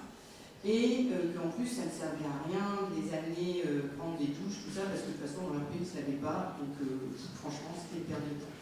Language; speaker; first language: French; native; French